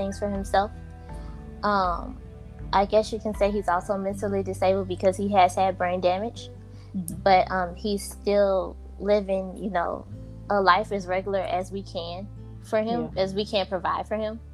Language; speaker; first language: English; native; English